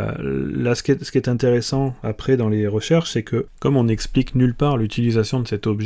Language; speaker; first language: French; native; French